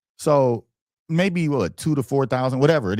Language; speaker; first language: English; native; English